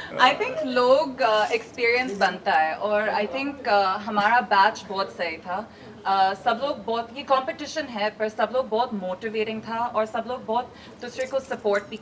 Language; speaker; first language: Hindi; non-native, local second language; English